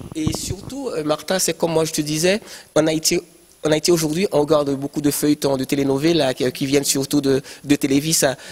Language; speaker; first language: French; non-native, local second language; Haitian Creole